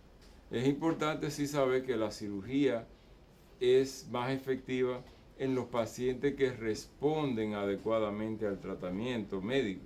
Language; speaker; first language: Spanish; native; Spanish